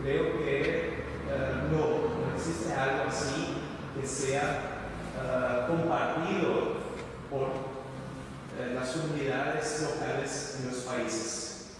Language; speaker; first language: Spanish; non-native, fluent; Portuguese